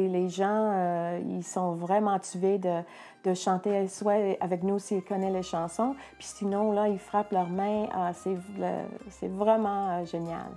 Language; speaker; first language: French; non-native, local second language; English